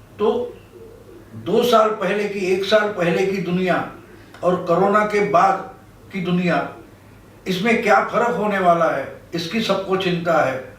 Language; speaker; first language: Hindi; non-native, local second language; Marathi